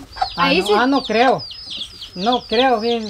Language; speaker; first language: Spanish; native; Spanish